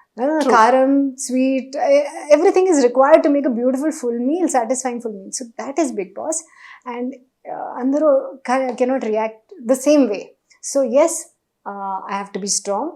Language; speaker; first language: Telugu; non-native, local second language; Hindi